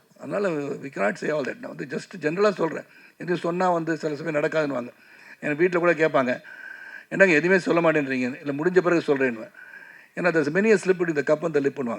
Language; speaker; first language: Tamil; native; Tamil